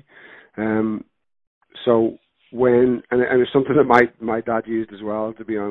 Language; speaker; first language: English; native; English